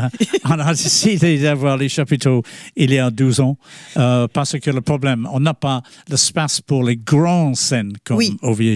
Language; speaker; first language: French; non-native, fluent; English